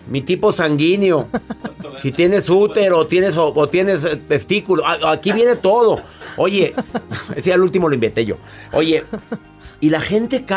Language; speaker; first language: Spanish; native; Spanish